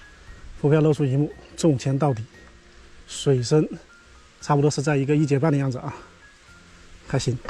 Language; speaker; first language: Chinese; native; Chinese